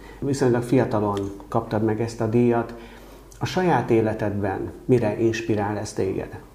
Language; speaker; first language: Hungarian; native; Hungarian